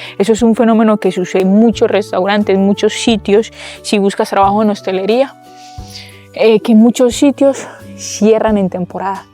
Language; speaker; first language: Spanish; native; Spanish